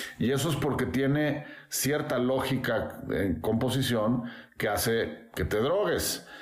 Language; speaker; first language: Spanish; native; Spanish